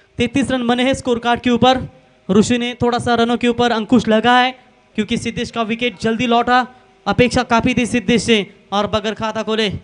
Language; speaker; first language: Hindi; non-native, local second language; Marathi